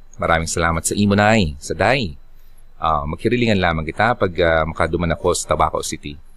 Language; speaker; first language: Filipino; non-native, local second language; Bikol